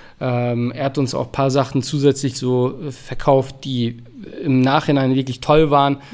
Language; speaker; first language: German; early bilingual, other home language; Turkish